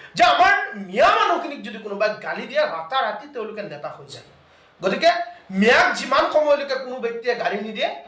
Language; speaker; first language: Assamese; non-native, local second language; Bangla